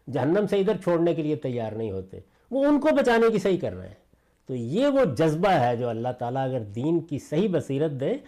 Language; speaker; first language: Urdu; non-native, local second language; Punjabi